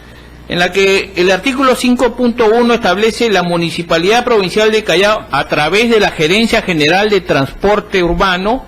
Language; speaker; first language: Spanish; native; Spanish